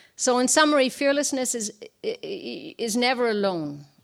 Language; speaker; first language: English; native; English